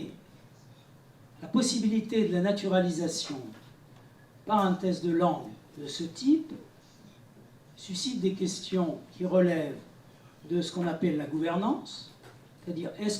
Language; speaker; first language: French; native; French